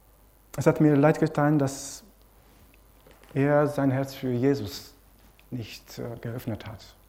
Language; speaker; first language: German; non-native, fluent; Romanian